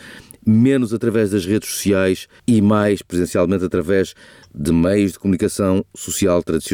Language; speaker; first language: Portuguese; native; Portuguese